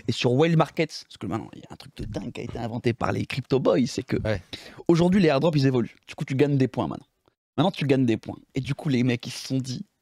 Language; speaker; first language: French; native; French